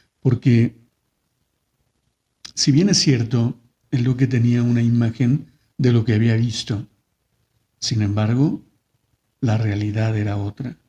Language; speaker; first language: Spanish; native; Spanish